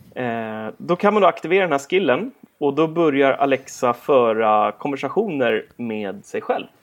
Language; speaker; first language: Swedish; native; Swedish